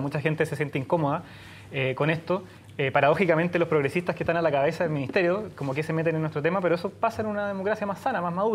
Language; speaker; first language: Spanish; native; Spanish